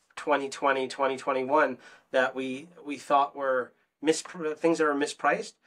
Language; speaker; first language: English; native; English